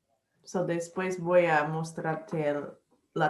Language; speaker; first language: Spanish; non-native, learner; English